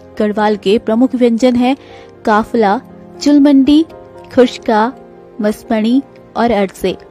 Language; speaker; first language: Hindi; native; Hindi